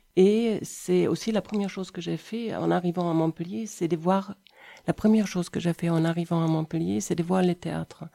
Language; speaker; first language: French; non-native, fluent; German